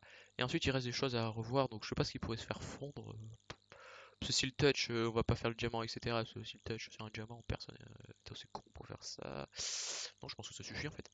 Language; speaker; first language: French; native; French